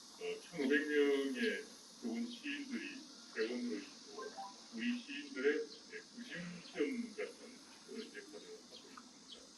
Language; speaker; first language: Korean; native; Korean